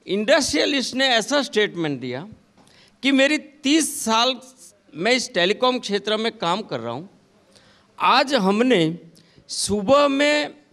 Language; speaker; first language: Hindi; non-native, local second language; Gujarati